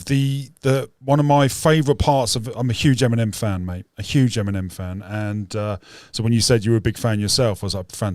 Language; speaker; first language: English; native; English